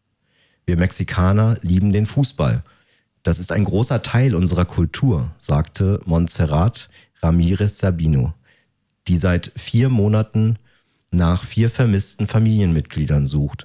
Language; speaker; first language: German; native; German